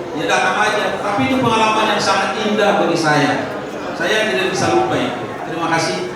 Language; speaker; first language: Indonesian; non-native, local second language; Batak Toba